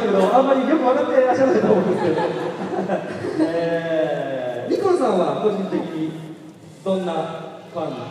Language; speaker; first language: Japanese; native; Japanese